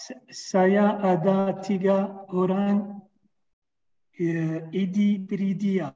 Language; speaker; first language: Indonesian; non-native, learner; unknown